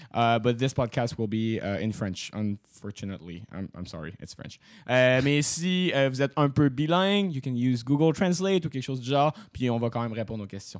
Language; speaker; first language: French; native; French